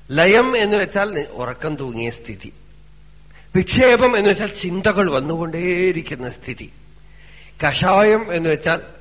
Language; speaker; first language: Malayalam; non-native, local second language; Tamil